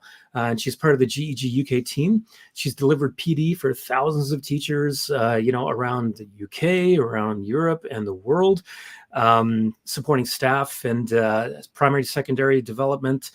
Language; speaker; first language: English; native; English